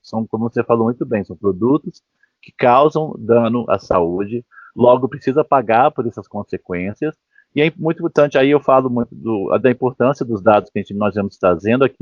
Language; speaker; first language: Portuguese; native; Portuguese